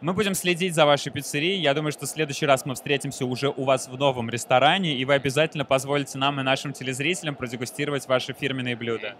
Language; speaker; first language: Russian; native; Russian